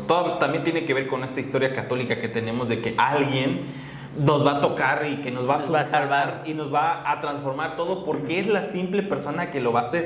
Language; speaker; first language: Spanish; native; Spanish